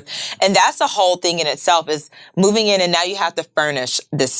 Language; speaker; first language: English; native; English